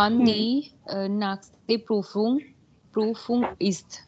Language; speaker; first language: German; non-native, learner; Hindi